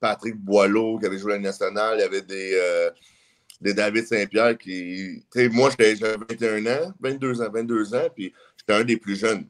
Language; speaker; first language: French; native; French